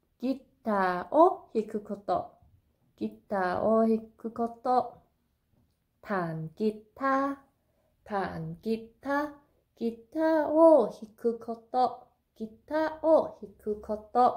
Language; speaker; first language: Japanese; non-native, fluent; Cantonese